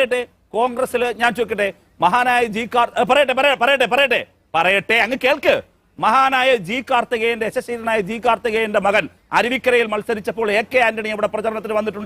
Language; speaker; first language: Malayalam; native; Malayalam